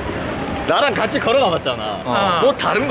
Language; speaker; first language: Korean; early bilingual, heritage; Korean